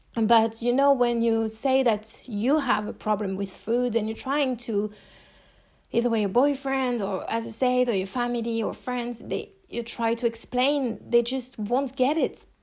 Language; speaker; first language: English; non-native, fluent; French